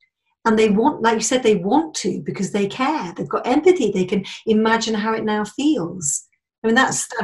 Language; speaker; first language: English; native; English